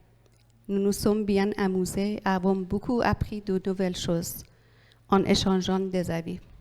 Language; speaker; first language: French; non-native, learner; Persian